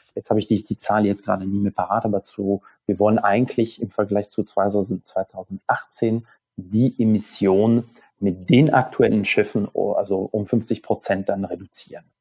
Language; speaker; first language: German; non-native, fluent; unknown